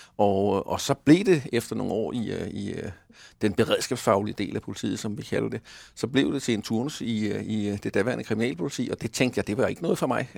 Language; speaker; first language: Danish; native; Danish